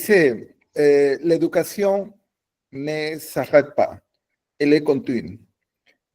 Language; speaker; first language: French; non-native, learner; Spanish